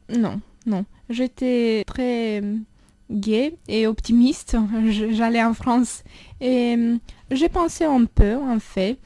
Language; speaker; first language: French; non-native, fluent; Romanian